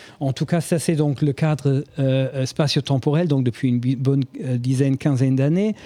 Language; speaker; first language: French; non-native, fluent; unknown